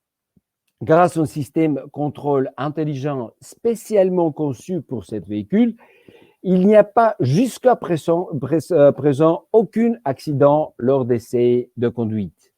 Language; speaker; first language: French; non-native, fluent; Georgian